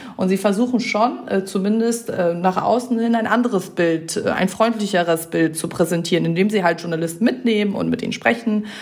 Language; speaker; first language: German; early bilingual, other home language; Persian